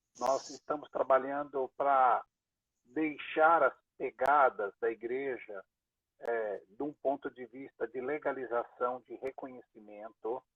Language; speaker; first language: Portuguese; native; Portuguese